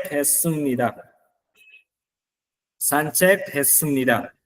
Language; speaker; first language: Korean; non-native, fluent; Filipino